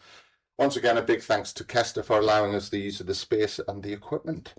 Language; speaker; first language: English; native; English